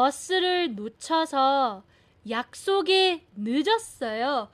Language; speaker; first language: Korean; non-native, fluent; Filipino